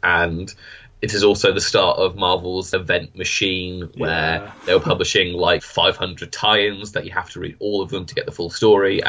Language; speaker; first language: English; native; English